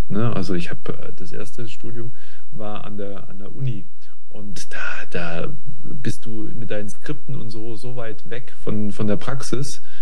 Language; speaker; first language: German; native; German